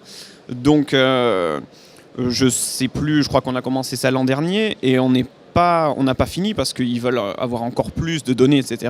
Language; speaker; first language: French; native; French